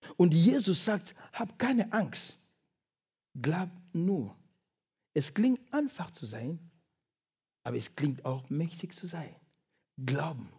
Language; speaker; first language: German; non-native, fluent; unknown